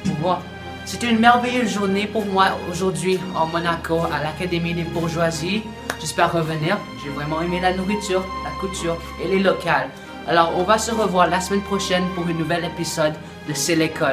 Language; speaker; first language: French; non-native, learner; English